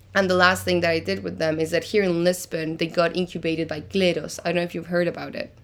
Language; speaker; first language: English; non-native, fluent; Spanish